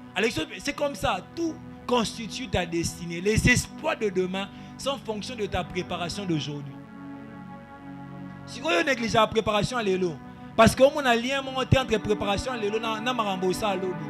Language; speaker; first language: French; non-native, local second language; Lingala